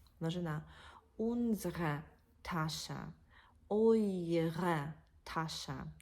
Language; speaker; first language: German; non-native, fluent; Ukrainian